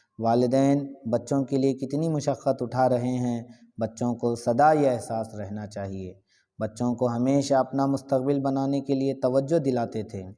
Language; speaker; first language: Urdu; native; Urdu